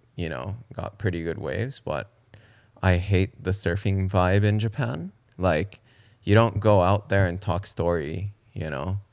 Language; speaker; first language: English; early bilingual, other home language; Japanese